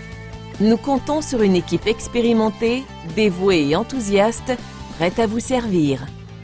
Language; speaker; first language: French; native; French